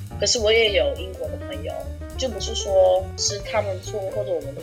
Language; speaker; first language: Chinese; non-native, fluent; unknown